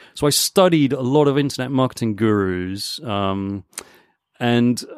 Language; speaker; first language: English; native; English